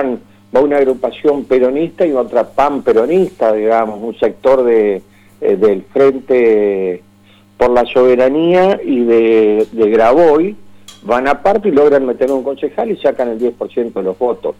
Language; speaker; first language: Spanish; native; Spanish